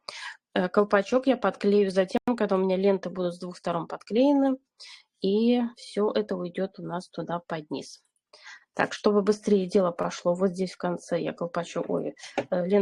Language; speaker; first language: Russian; native; Russian